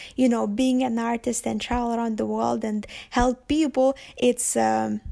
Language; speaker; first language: English; non-native, fluent; Lithuanian